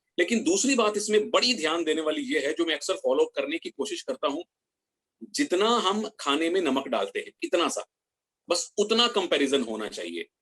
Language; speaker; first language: Hindi; native; Hindi